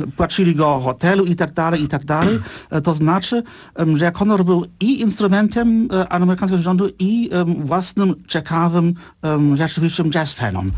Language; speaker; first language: Polish; non-native, fluent; German